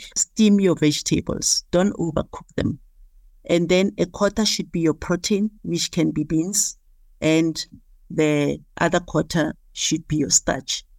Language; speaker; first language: English; non-native, local second language; Southern Sotho